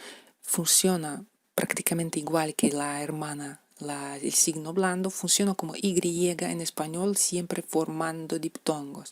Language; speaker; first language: Spanish; non-native, fluent; Russian